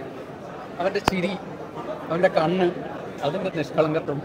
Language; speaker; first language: Malayalam; native; Malayalam